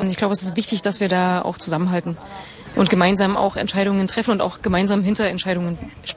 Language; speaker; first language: German; native; German